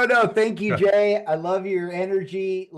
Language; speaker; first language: English; native; English